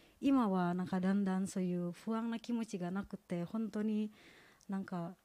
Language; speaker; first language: Japanese; non-native, fluent; Indonesian